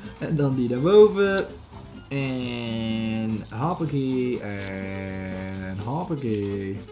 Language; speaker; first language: Dutch; native; Dutch